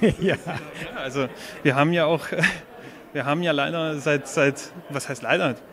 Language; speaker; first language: German; native; German